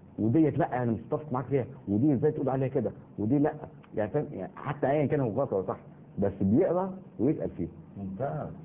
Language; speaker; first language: Arabic; native; Arabic